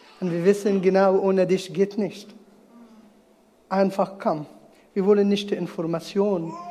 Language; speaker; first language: German; non-native, learner; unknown